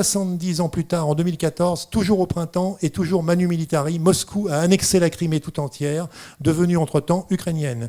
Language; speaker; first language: French; native; French